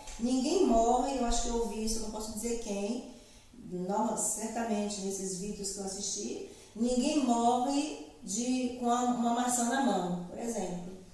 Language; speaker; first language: Portuguese; native; Portuguese